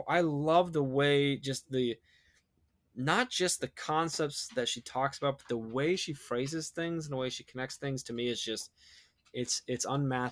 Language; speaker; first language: English; native; English